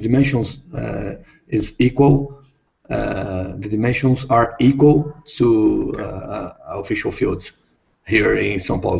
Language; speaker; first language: English; non-native, learner; Portuguese